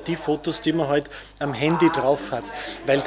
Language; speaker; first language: German; native; German